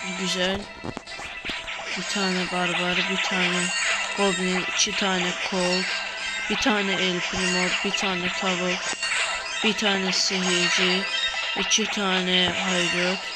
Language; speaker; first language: Turkish; native; Turkish